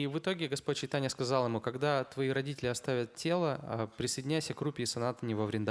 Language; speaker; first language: Russian; native; Russian